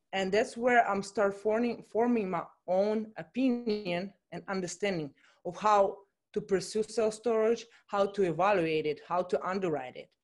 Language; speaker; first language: English; non-native, fluent; Russian